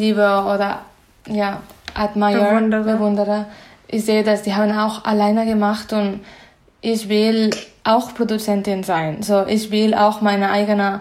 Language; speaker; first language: German; non-native, fluent; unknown